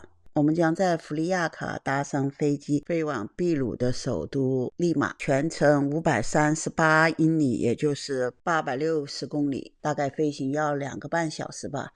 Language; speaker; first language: Chinese; native; Chinese